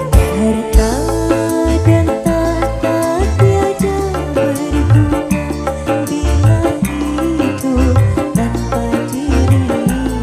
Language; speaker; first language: Indonesian; native; Indonesian